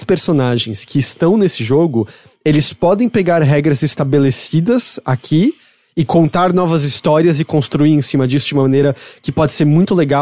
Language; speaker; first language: Portuguese; native; Portuguese